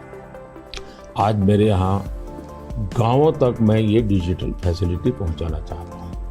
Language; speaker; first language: Hindi; native; Hindi